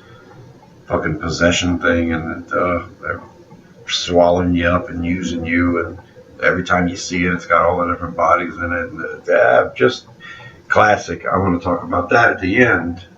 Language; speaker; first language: English; native; English